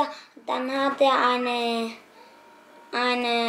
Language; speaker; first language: German; non-native, learner; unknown